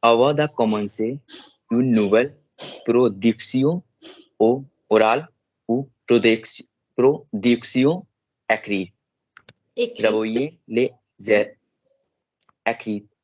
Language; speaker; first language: French; non-native, learner; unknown